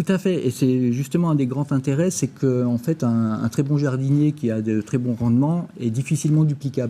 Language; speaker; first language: French; native; French